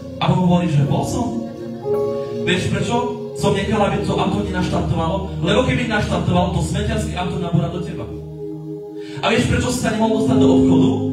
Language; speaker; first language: Slovak; non-native, local second language; Romany